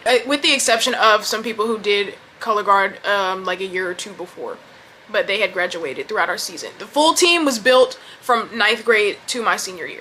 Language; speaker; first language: English; native; English